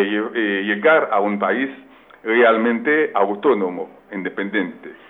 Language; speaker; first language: Spanish; non-native, local second language; Haitian Creole